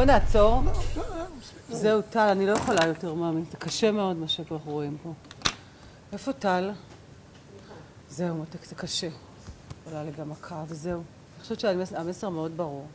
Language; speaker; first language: Hebrew; native; Hebrew